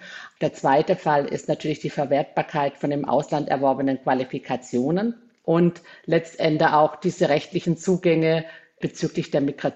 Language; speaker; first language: German; native; German